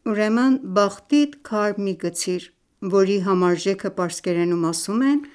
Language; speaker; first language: Armenian; native; Armenian